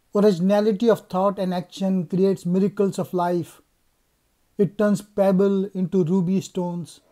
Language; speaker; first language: English; non-native, local second language; Urdu